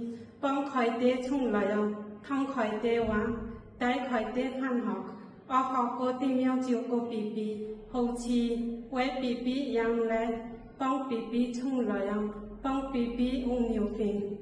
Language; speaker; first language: Cantonese; non-native, learner; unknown